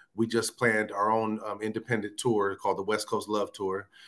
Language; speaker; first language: English; native; English